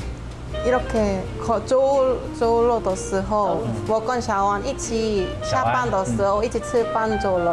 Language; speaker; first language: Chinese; non-native, learner; Korean